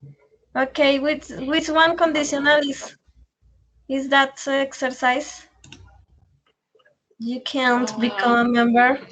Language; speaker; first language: English; non-native, learner; Spanish